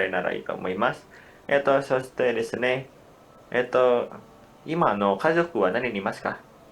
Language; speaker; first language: Japanese; non-native, learner; Indonesian